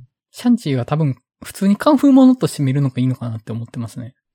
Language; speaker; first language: Japanese; native; Japanese